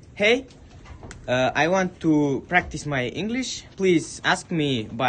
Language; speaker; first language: English; non-native, learner; Kazakh